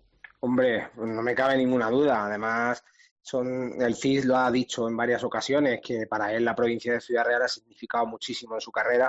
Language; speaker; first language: Spanish; native; Spanish